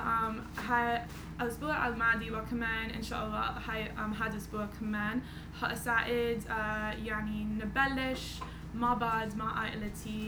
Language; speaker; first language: Arabic; non-native, learner; English